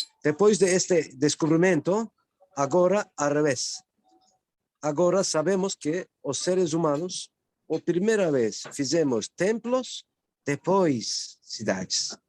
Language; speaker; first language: Portuguese; non-native, learner; Turkish